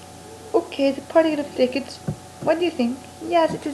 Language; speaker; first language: English; non-native, fluent; Arabic